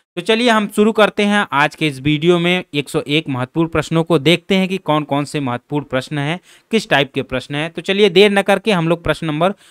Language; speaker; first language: Hindi; native; Hindi